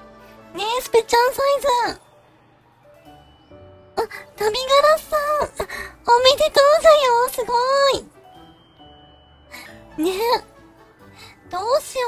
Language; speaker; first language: Japanese; native; Japanese